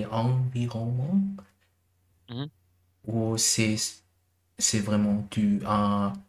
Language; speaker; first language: French; non-native, learner; German